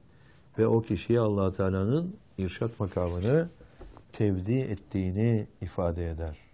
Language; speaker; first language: Turkish; native; Turkish